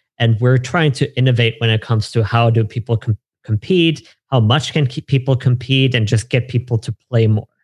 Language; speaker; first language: English; non-native, fluent; German